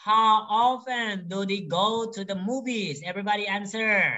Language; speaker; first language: English; non-native, fluent; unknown